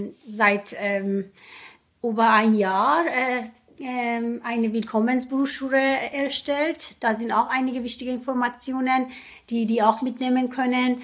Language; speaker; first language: German; non-native, fluent; Persian